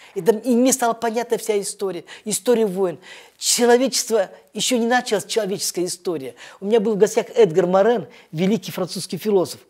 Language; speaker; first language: Russian; native; Russian